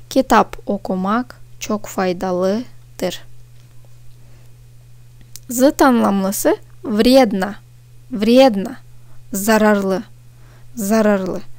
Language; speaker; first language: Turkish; non-native, fluent; Russian